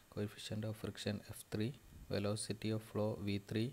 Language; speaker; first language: English; non-native, local second language; Malayalam